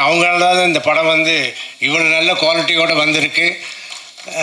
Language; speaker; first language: Tamil; non-native, local second language; Telugu